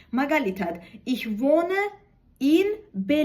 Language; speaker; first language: German; non-native, fluent; Georgian